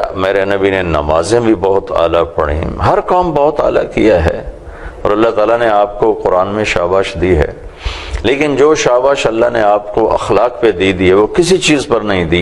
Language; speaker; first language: Urdu; non-native, local second language; Punjabi